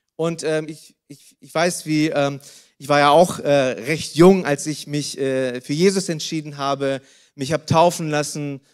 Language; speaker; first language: German; early bilingual, other home language; Russian